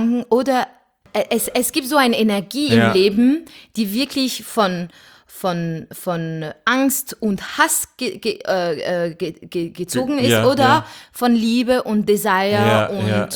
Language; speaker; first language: German; non-native, fluent; French